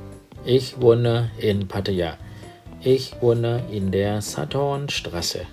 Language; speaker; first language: German; non-native, fluent; Thai